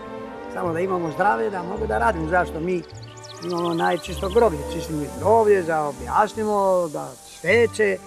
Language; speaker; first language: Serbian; non-native, learner; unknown